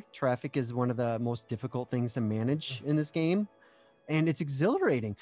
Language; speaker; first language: English; native; English